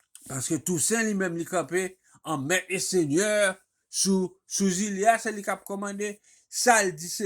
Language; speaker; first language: French; non-native, local second language; Haitian Creole